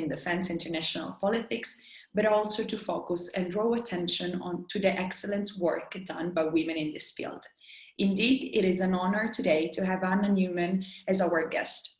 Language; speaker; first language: English; non-native, fluent; Italian